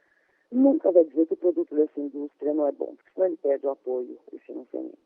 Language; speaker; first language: Portuguese; native; Portuguese